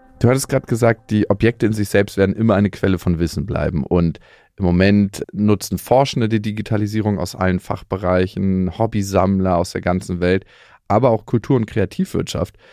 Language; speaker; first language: German; native; German